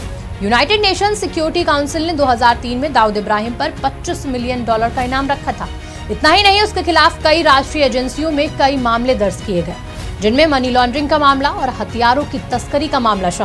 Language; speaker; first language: Hindi; native; Hindi